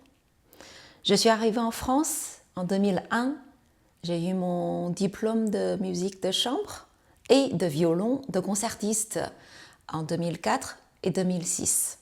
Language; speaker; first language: French; non-native, fluent; Chinese